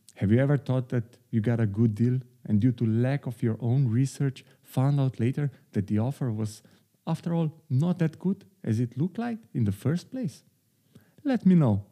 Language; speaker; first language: English; non-native, fluent; Slovenian